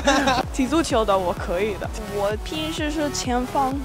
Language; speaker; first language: Chinese; non-native, learner; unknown